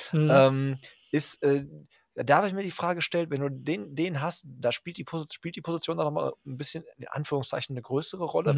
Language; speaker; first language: German; native; German